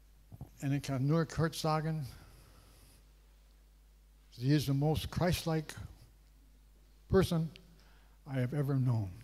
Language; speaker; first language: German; non-native, learner; English